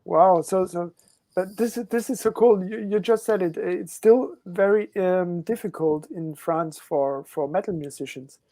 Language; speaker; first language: English; non-native, fluent; German